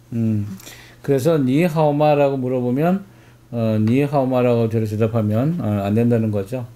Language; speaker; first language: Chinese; non-native, fluent; Korean